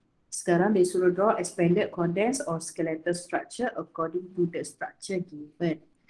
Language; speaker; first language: English; non-native, local second language; Malay